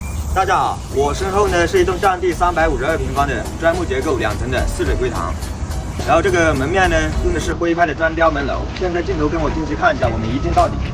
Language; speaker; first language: Chinese; native; Chinese